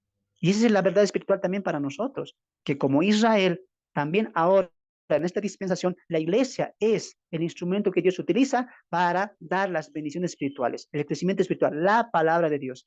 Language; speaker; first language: Spanish; native; Spanish